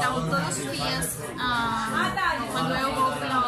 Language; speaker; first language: Portuguese; non-native, fluent; Spanish